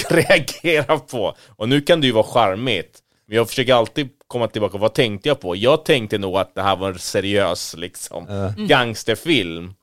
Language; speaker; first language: Swedish; early bilingual, other home language; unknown